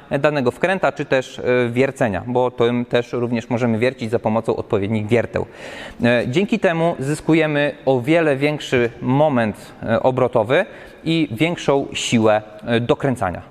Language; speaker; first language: Polish; native; Polish